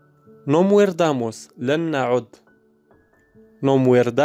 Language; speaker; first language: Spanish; non-native, learner; Arabic